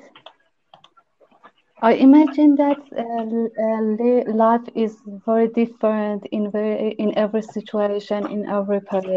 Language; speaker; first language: English; non-native, learner; Persian